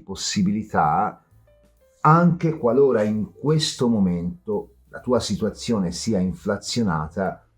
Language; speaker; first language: Italian; native; Italian